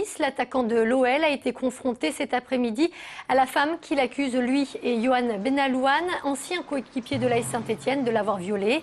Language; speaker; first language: French; native; French